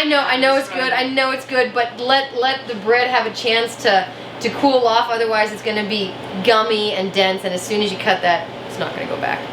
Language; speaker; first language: English; native; English